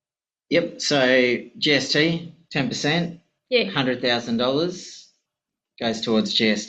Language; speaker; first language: English; native; English